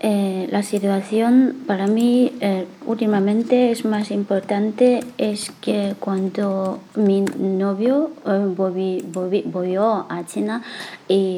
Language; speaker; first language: Spanish; non-native, learner; Chinese